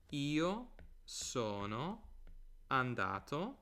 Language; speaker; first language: Italian; non-native, fluent; English